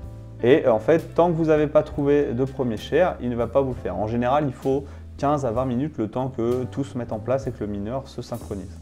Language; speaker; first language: French; native; French